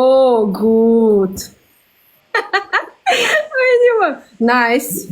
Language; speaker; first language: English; non-native, learner; Russian